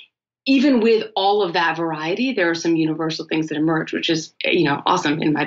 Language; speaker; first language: English; native; English